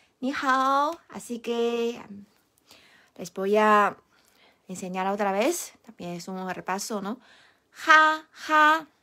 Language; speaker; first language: Spanish; non-native, fluent; Chinese